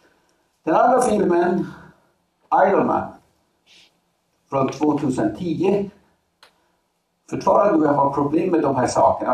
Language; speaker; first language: Swedish; non-native, fluent; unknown